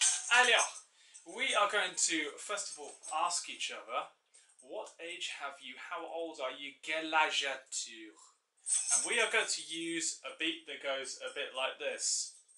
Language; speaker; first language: English; native; English